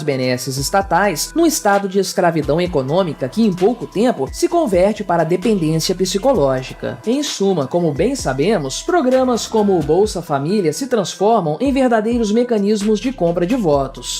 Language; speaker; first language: Portuguese; native; Portuguese